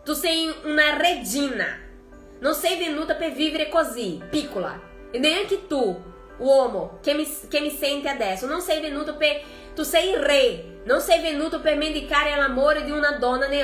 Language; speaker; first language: Italian; non-native, fluent; Portuguese